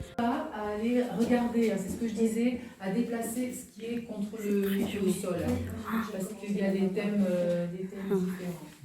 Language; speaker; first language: French; native; French